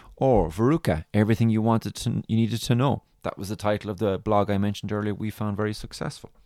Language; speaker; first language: English; native; English